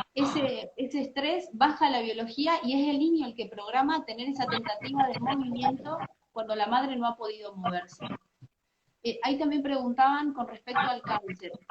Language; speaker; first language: Spanish; native; Spanish